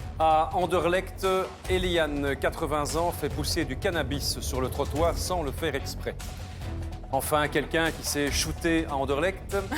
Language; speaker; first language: French; native; French